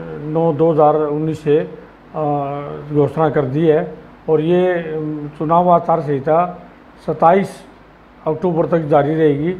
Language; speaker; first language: Hindi; native; Hindi